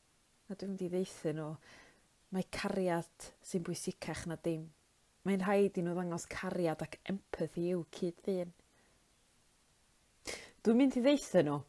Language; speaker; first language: Welsh; native; Welsh